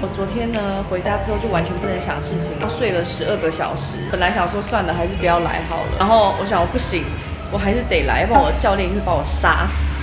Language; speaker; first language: Chinese; native; Chinese